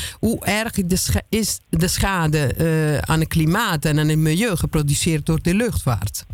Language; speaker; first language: Dutch; non-native, fluent; Italian